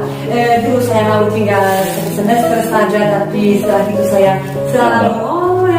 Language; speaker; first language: Indonesian; non-native, fluent; Polish